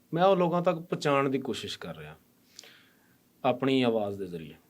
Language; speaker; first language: Punjabi; native; Punjabi